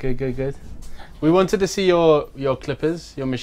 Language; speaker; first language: English; native; English